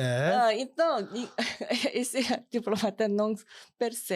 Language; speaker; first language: Portuguese; non-native, fluent; Korean